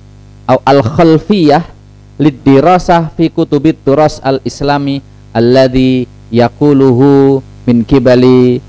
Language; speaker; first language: Arabic; non-native, fluent; Indonesian